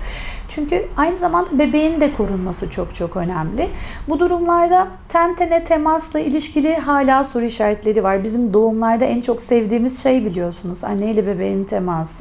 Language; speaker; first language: Turkish; native; Turkish